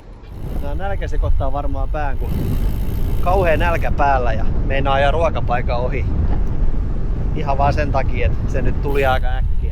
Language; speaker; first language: Finnish; native; Finnish